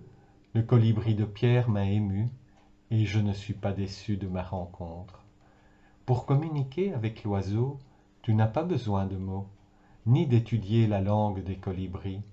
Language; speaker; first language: French; native; French